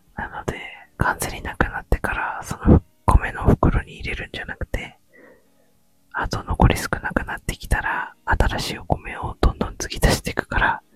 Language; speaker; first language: Japanese; native; Japanese